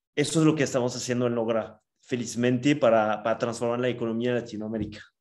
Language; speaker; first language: Spanish; non-native, fluent; French